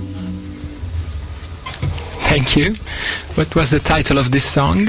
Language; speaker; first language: English; non-native, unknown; Italian